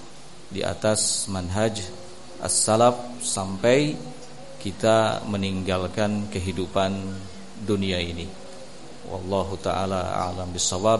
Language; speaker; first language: Indonesian; native; Indonesian